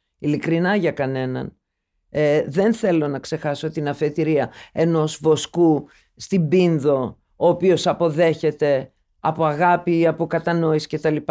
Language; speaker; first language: Greek; early bilingual, other home language; Turkish